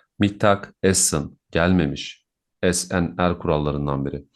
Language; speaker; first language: Turkish; native; Turkish